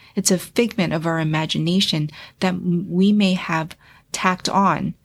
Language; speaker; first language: English; early bilingual, other home language; Chinese